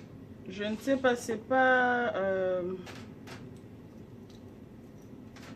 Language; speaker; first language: French; non-native, local second language; Lingala